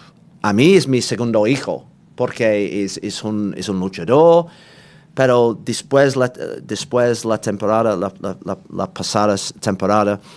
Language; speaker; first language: Spanish; non-native, learner; English